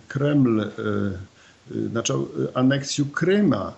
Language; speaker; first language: Polish; non-native, learner; Ukrainian